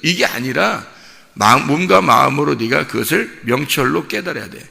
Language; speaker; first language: Korean; native; Korean